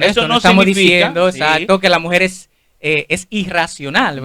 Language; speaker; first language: Spanish; native; Spanish